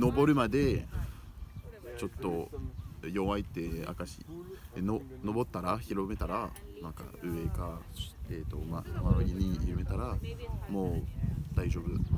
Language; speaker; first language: Japanese; non-native, fluent; French